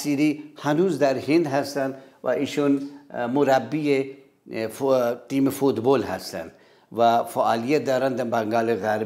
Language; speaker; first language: Persian; non-native, fluent; Urdu